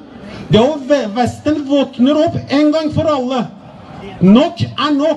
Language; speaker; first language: Norwegian; non-native, fluent; Persian